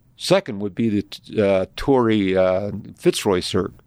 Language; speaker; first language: English; native; English